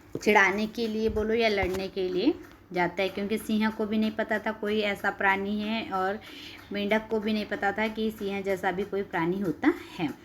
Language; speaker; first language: Hindi; non-native, local second language; Marathi